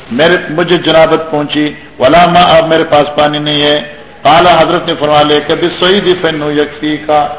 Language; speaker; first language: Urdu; non-native, local second language; Northern Hindko